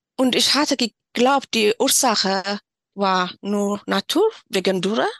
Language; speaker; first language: German; non-native, learner; Tigrinya